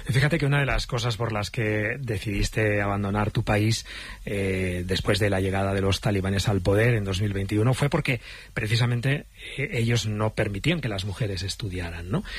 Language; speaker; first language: Spanish; native; Spanish